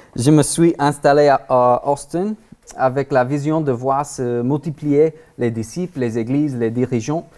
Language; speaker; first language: French; non-native, learner; English